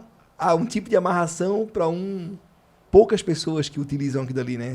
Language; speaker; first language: Portuguese; native; Portuguese